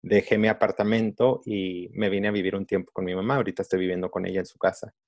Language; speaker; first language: Spanish; early bilingual, other home language; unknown